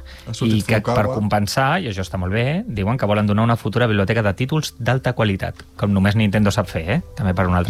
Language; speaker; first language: Catalan; native; Catalan